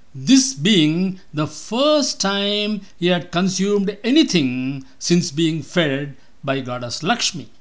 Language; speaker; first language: English; non-native, local second language; Tamil